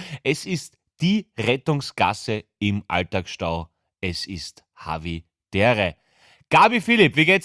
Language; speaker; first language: German; native; German